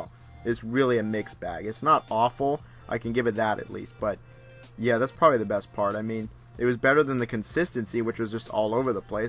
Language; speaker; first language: English; native; English